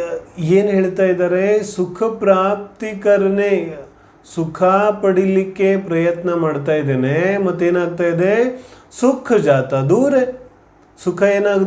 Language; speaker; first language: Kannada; non-native, local second language; Hindi